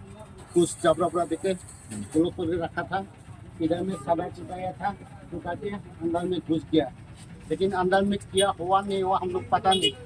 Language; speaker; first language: Hindi; non-native, local second language; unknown